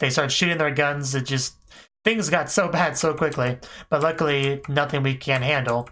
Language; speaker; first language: English; native; English